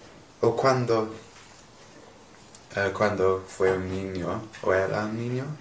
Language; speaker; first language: Spanish; non-native, learner; English